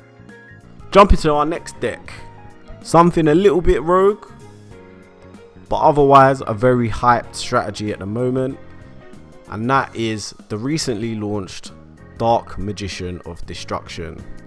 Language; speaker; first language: English; native; English